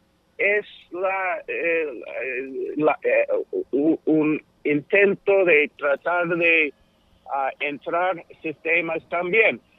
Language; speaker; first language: Spanish; non-native, fluent; English